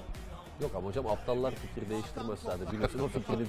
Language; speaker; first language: Turkish; native; Turkish